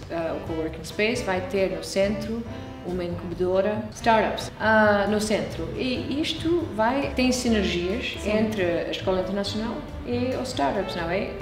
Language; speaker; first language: Portuguese; non-native, fluent; English